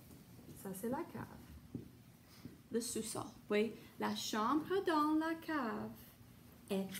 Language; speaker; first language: French; non-native, fluent; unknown